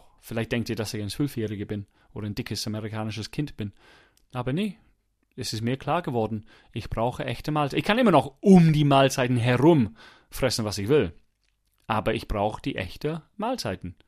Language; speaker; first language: German; non-native, fluent; English